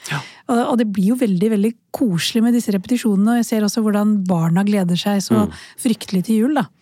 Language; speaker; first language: Norwegian; early bilingual, other home language; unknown